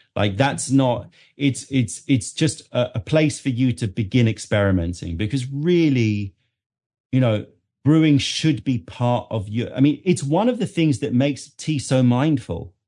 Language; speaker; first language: English; native; English